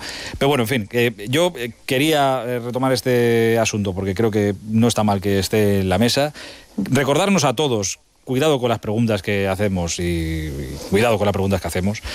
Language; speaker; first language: Spanish; native; Spanish